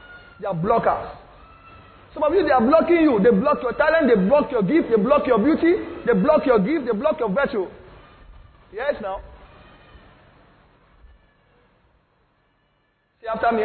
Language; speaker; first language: English; non-native, local second language; Yoruba